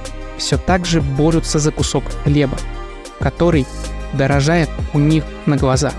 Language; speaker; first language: Russian; native; Russian